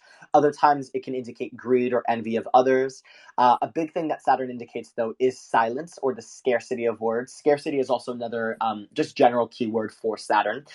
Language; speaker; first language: English; native; English